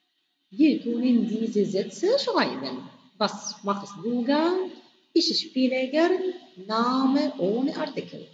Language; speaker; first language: German; non-native, fluent; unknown